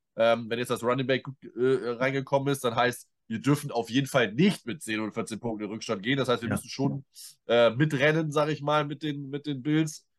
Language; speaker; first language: German; native; German